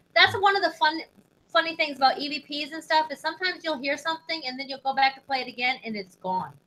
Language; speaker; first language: English; native; English